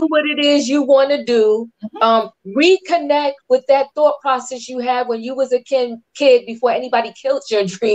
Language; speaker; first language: English; native; English